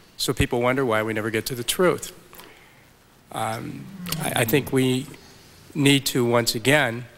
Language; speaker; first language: English; native; English